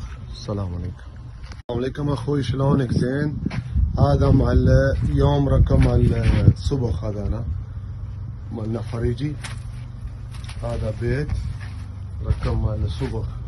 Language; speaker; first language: Arabic; non-native, learner; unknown